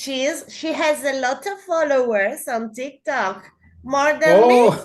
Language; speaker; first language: English; non-native, learner; Spanish